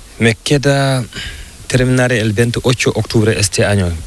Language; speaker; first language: Spanish; non-native, learner; Fula